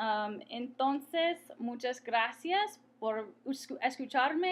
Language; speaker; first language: Spanish; non-native, fluent; English